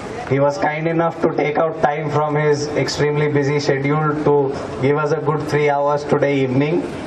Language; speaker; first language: English; non-native, local second language; Telugu